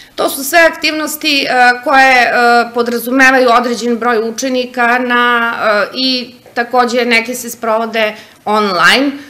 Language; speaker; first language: Serbian; native; Serbian